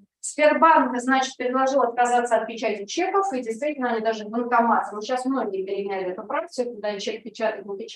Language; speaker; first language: Russian; native; Russian